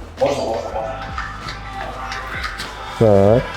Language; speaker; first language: Russian; non-native, local second language; Uzbek